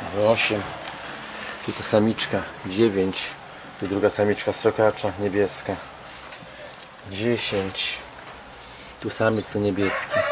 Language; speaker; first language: Polish; native; Polish